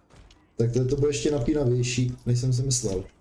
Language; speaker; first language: Czech; native; Czech